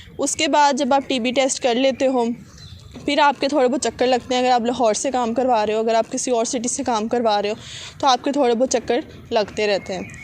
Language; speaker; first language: Urdu; non-native, local second language; Punjabi